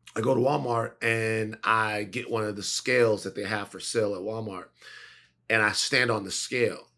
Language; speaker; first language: English; native; English